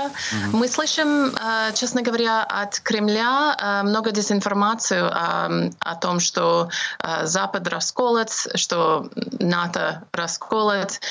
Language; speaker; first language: Russian; non-native, fluent; English